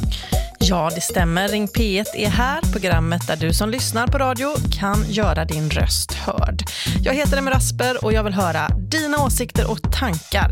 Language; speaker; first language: Swedish; native; Swedish